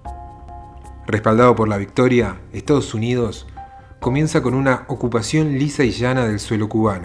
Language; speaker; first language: Spanish; native; Spanish